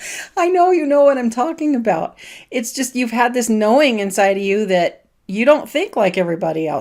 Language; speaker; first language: English; native; English